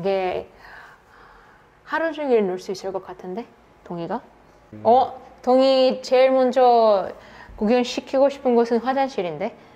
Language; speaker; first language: Korean; non-native, fluent; Russian